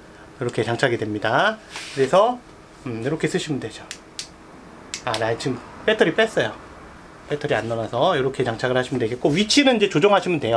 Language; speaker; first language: Korean; native; Korean